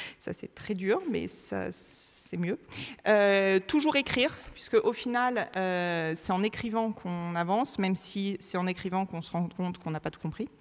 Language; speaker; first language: French; native; French